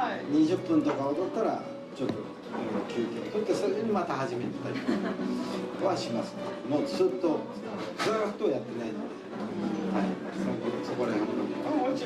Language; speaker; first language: Japanese; native; Japanese